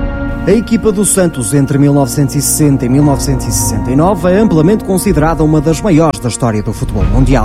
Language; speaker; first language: Portuguese; native; Portuguese